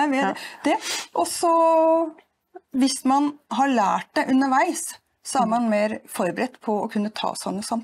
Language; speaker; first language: Norwegian; native; Norwegian